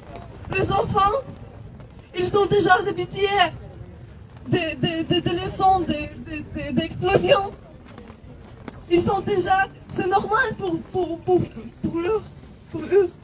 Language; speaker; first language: French; non-native, learner; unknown